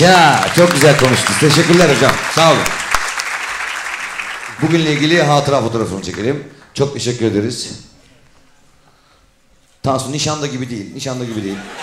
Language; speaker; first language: Turkish; native; Turkish